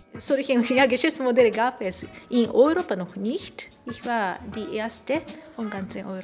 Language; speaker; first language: German; non-native, fluent; Japanese